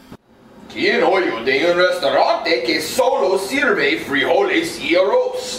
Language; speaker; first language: Spanish; non-native, learner; English